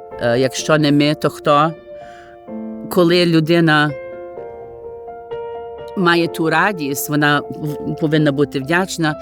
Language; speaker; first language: Ukrainian; early bilingual, heritage; Ukrainian